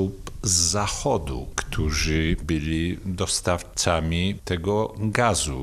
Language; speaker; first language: Polish; non-native, fluent; Kurdish